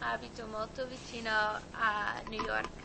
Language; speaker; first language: Italian; non-native, learner; English